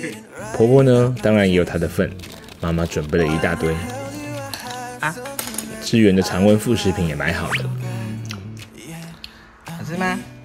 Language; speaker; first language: Chinese; native; Chinese